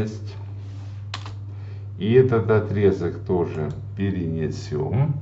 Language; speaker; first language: Russian; native; Russian